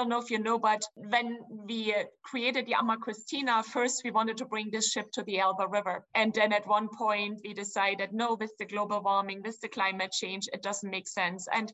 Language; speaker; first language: English; non-native, fluent; German